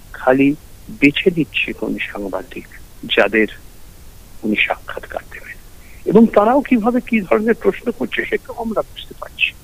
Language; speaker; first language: Bangla; early bilingual, heritage; Bangla